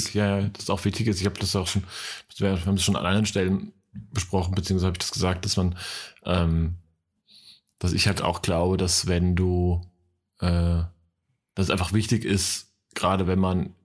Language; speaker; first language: German; native; German